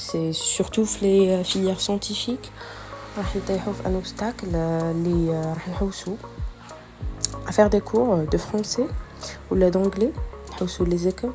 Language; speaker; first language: French; non-native, local second language; Arabic